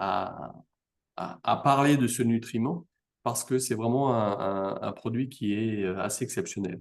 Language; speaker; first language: French; native; French